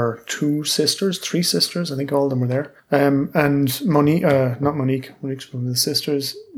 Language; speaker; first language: English; native; English